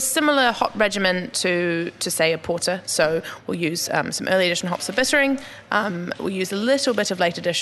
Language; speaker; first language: English; native; English